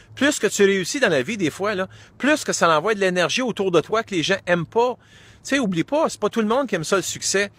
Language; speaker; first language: French; native; French